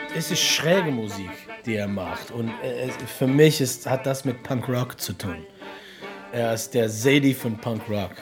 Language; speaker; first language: German; non-native, fluent; English